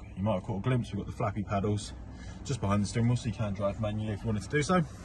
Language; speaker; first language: English; native; English